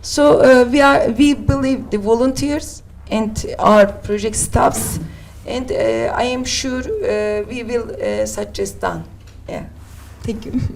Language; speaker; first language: English; non-native, learner; Turkish